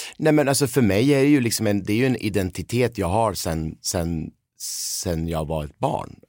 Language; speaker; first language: Swedish; early bilingual, other home language; Persian